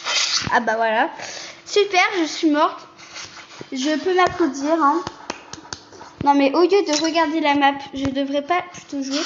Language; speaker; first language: French; native; French